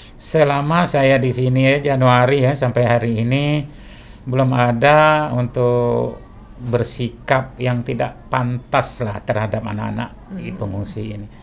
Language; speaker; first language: Indonesian; native; Indonesian